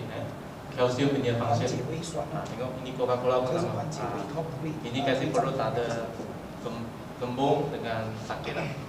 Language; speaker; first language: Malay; non-native, local second language; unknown